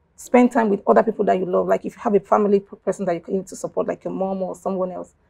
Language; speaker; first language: English; non-native, local second language; Igbo